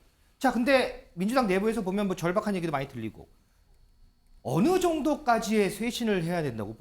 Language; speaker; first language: Korean; native; Korean